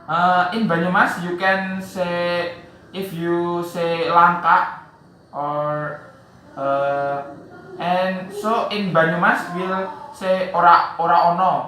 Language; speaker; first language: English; non-native, learner; Javanese